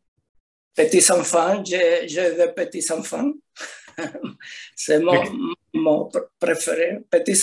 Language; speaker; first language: French; non-native, learner; Spanish